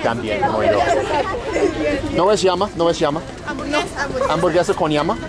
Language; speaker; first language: Spanish; non-native, learner; English